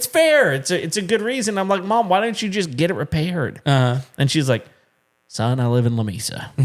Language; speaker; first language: English; native; English